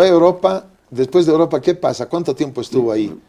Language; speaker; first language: Spanish; native; Spanish